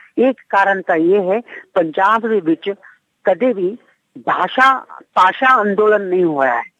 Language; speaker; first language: Punjabi; non-native, fluent; Kannada